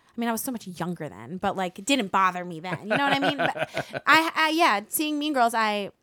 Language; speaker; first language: English; native; English